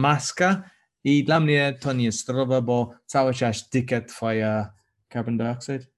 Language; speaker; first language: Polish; non-native, learner; English